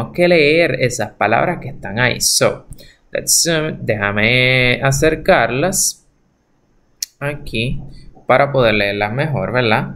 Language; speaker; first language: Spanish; native; Spanish